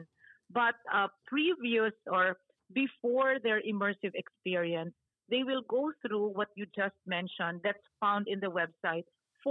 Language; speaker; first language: English; non-native, local second language; Cebuano